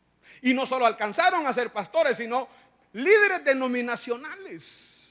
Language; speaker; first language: Spanish; native; Spanish